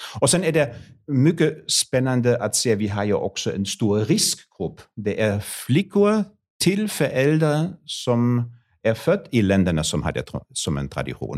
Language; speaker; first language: Swedish; non-native, fluent; German